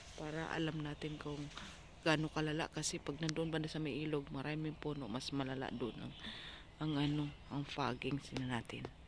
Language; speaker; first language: Filipino; non-native, local second language; Cebuano